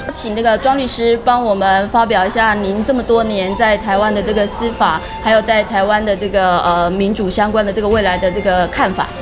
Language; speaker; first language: Chinese; native; Chinese